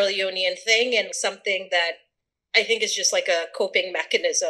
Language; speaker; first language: English; early bilingual, other home language; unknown